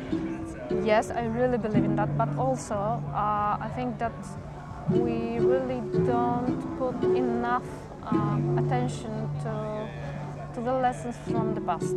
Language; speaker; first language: English; non-native, fluent; Polish